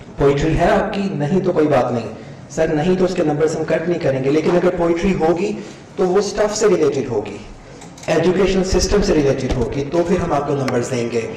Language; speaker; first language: Urdu; non-native, local second language; Punjabi